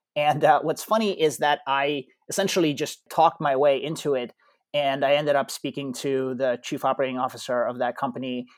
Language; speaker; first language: English; early bilingual, other home language; Russian